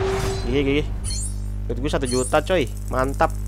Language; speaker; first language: Indonesian; native; Indonesian